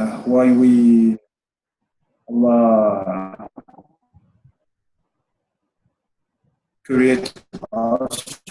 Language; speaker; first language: English; non-native, learner; Arabic